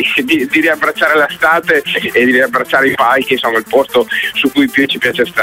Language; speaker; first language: Italian; native; Italian